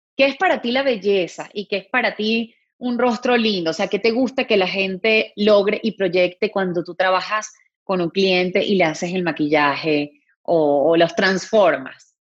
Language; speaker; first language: Spanish; native; Spanish